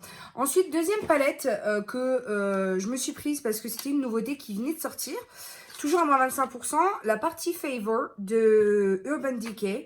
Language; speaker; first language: French; native; French